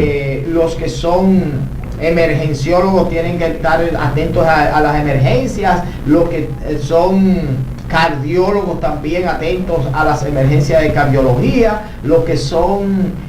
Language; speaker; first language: Spanish; native; Spanish